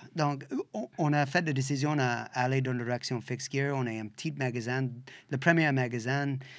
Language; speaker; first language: French; non-native, local second language; English